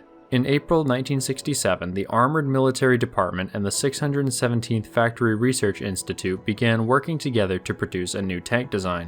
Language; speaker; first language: English; native; English